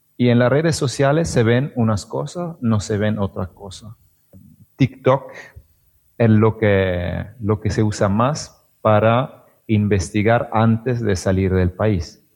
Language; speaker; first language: Spanish; non-native, fluent; Italian